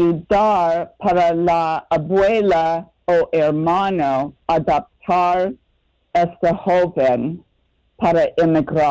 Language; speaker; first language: Spanish; non-native, fluent; English